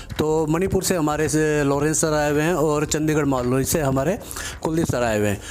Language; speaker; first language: Hindi; native; Hindi